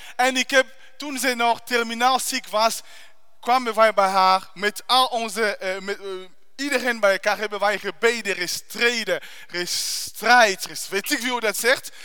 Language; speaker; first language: Dutch; non-native, fluent; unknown